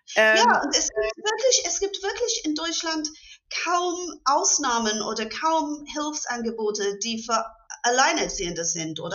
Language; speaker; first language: German; non-native, fluent; English